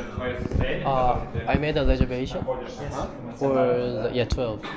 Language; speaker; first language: English; non-native, learner; Korean